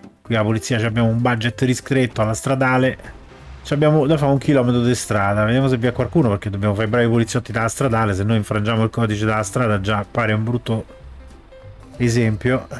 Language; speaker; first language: Italian; native; Italian